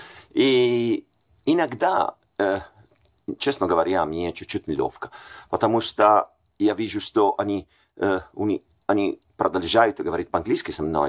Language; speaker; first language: Russian; non-native, fluent; Italian